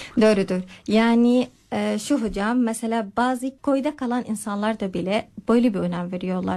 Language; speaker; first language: Turkish; non-native, fluent; Arabic